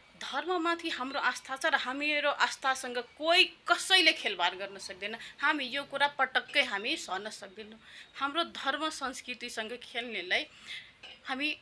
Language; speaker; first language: Nepali; non-native, local second language; Maithili